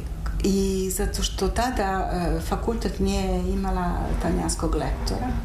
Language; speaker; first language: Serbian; non-native, fluent; Italian